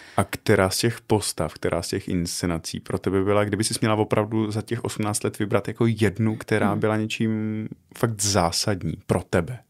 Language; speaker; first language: Czech; native; Czech